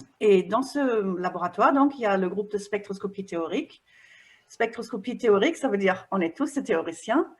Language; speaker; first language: French; non-native, fluent; German